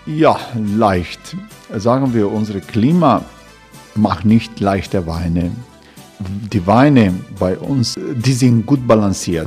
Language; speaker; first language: German; non-native, learner; Croatian